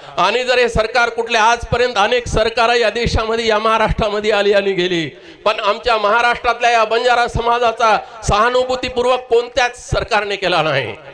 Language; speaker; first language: Marathi; non-native, local second language; Lambadi